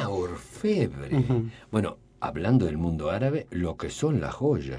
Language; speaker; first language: Spanish; native; Spanish